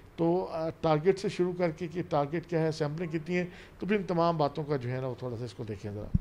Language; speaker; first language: Urdu; non-native, local second language; Saraiki